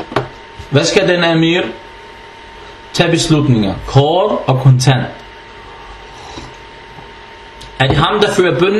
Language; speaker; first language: Danish; early bilingual, other home language; Arabic